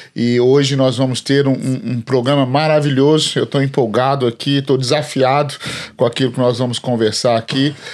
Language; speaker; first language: Portuguese; native; Portuguese